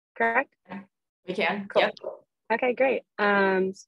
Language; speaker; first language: English; native; English